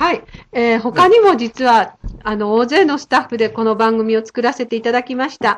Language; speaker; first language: Japanese; native; Japanese